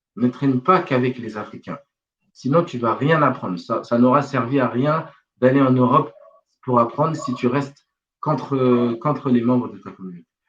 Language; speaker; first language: French; non-native, local second language; Wolof